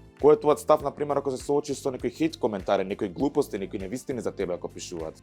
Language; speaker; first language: Macedonian; native; Macedonian